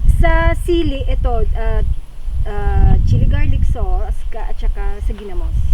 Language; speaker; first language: Filipino; native; Filipino